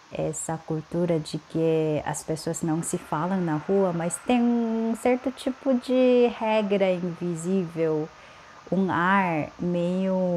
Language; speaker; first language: Portuguese; non-native, fluent; Korean